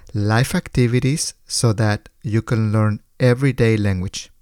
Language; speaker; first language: English; non-native, fluent; Spanish